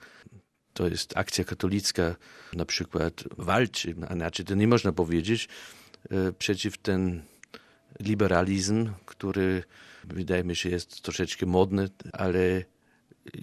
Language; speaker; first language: Polish; non-native, fluent; German